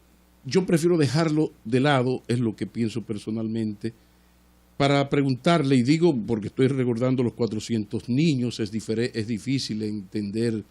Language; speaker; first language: Spanish; native; Spanish